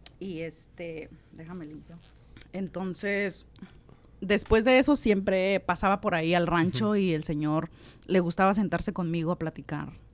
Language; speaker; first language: Spanish; native; Spanish